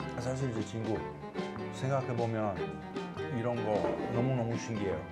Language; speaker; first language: Korean; non-native, learner; Italian